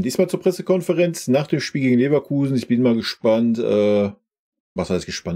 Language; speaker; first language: German; native; German